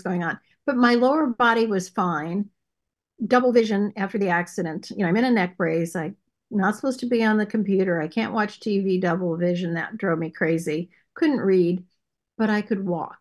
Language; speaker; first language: English; native; English